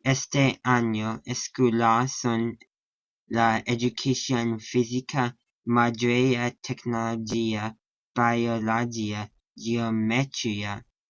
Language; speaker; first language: Spanish; non-native, learner; English